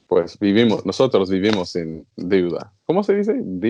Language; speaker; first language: Spanish; non-native, learner; English